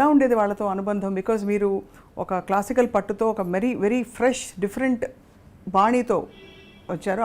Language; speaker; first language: Telugu; native; Telugu